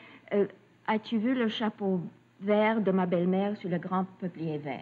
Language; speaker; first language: French; early bilingual, other home language; Russian